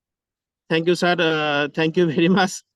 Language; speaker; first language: Hindi; non-native, learner; Bangla